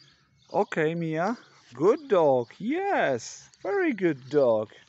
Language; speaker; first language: English; non-native, learner; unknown